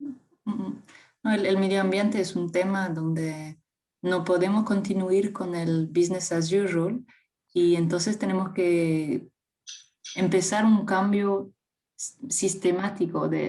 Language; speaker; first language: Spanish; non-native, fluent; French